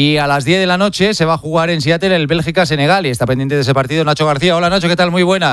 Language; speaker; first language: Spanish; native; Spanish